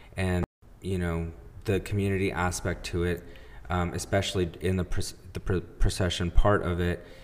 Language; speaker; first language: English; early bilingual, other home language; Spanish